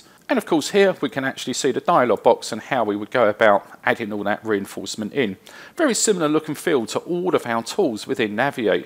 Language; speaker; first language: English; native; English